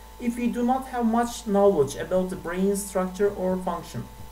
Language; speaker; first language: English; non-native, fluent; Turkish